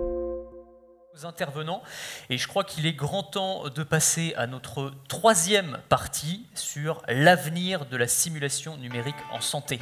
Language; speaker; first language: French; native; French